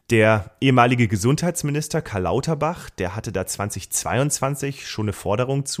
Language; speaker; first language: German; native; German